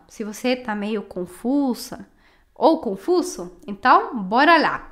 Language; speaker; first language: Portuguese; non-native, fluent; Spanish